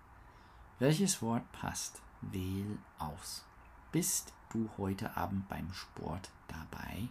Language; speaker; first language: German; non-native, learner; English